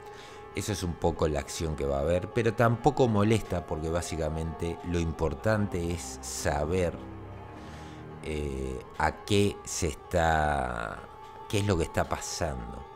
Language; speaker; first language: Spanish; native; Spanish